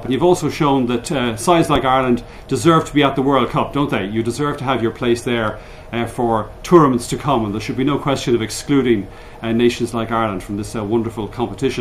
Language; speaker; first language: English; native; English